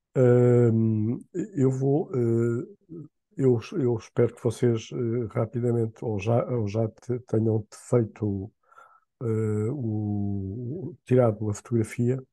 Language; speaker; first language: Portuguese; native; Portuguese